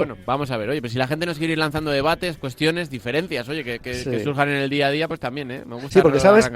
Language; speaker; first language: Spanish; native; Spanish